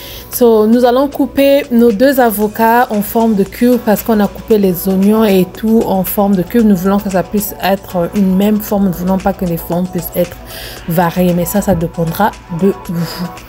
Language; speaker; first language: French; non-native, local second language; Lingala